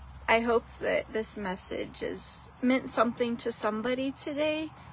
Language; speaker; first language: English; native; English